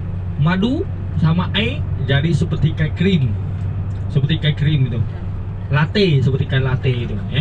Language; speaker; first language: Indonesian; non-native, learner; Vietnamese